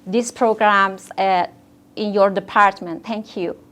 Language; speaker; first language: English; non-native, fluent; Persian